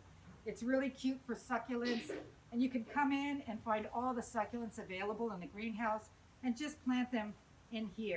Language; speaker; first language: English; native; English